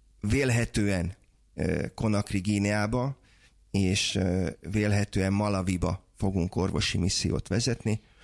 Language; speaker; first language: Hungarian; native; Hungarian